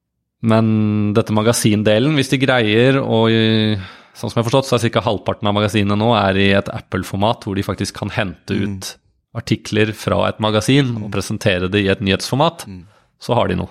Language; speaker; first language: Norwegian; native; Norwegian